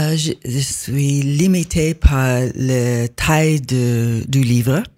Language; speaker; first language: French; non-native, learner; English